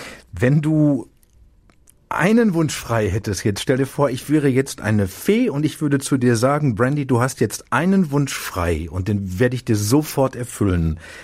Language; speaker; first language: German; native; German